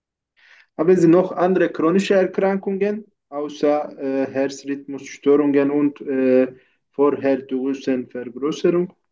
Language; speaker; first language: German; non-native, fluent; Turkish